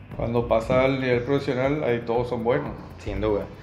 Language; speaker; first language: Spanish; native; Spanish